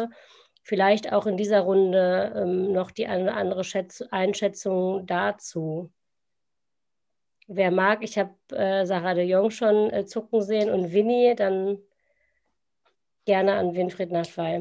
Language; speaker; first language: German; native; German